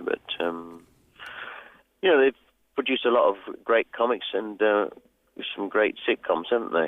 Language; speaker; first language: English; native; English